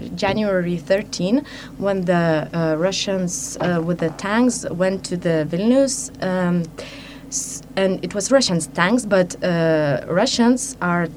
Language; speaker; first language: English; non-native, fluent; Lithuanian